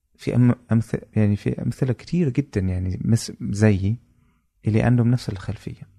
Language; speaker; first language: Arabic; non-native, fluent; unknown